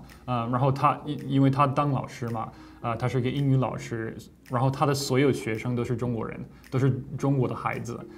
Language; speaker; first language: Chinese; non-native, fluent; English